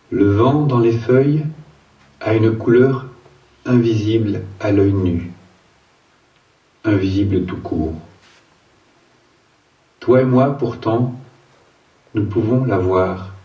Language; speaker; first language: French; native; French